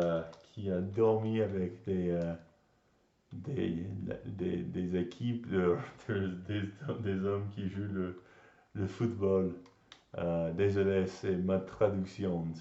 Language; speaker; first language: French; non-native, learner; English